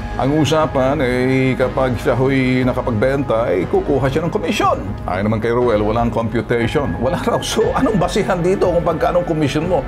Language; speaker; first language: Filipino; native; Filipino